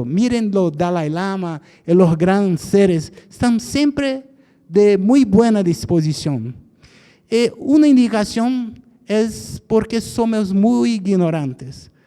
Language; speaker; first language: Spanish; non-native, fluent; Portuguese